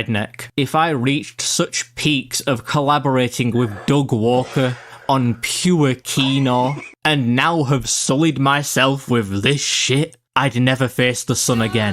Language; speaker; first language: English; native; English